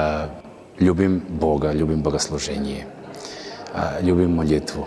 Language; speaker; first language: Russian; non-native, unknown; Serbian